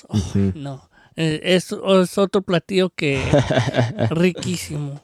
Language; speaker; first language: Spanish; early bilingual, heritage; Spanish